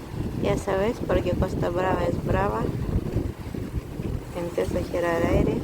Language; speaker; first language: Spanish; non-native, fluent; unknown